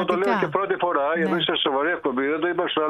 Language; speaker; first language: Greek; native; Greek